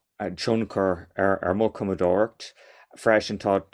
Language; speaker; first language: Irish; non-native, local second language; English